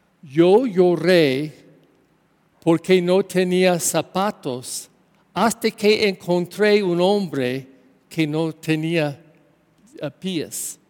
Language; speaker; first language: Spanish; non-native, learner; English